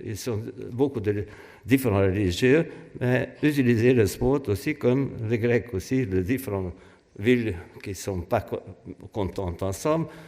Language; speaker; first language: French; non-native, fluent; Hungarian